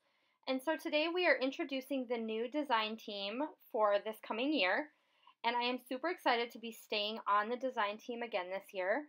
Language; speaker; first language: English; native; English